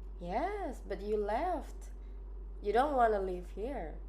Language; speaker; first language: English; non-native, fluent; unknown